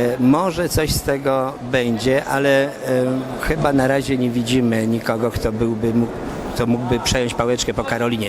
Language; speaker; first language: Polish; native; Polish